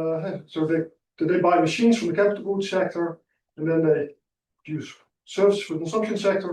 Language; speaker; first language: English; non-native, fluent; Dutch